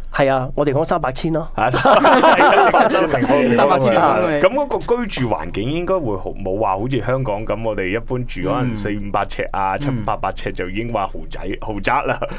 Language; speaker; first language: Cantonese; native; Cantonese